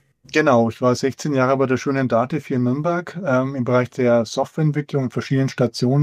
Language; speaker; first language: German; native; German